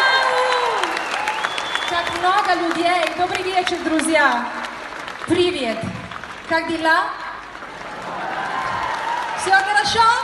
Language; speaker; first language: Russian; non-native, learner; Italian